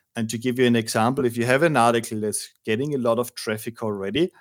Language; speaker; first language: English; non-native, fluent; German